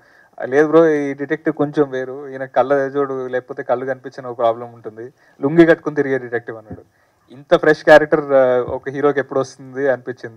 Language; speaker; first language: Telugu; native; Telugu